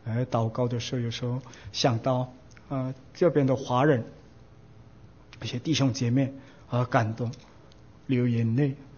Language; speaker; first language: Chinese; non-native, fluent; Korean